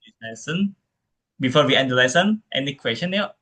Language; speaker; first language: English; non-native, fluent; Indonesian